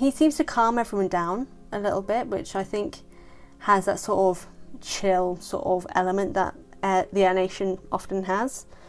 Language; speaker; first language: English; native; English